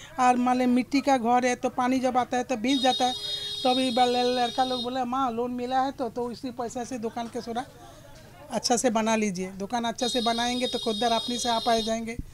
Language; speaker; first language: Hindi; native; Hindi